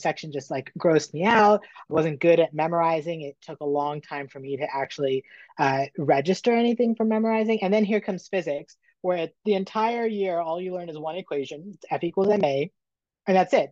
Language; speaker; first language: English; native; English